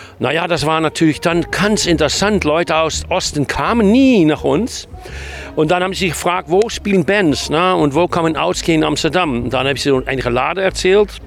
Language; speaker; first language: German; non-native, fluent; Dutch